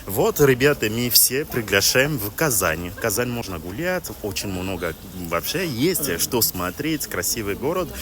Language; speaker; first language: Russian; non-native, learner; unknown